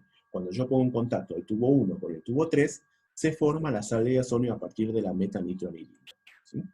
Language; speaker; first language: Spanish; native; Spanish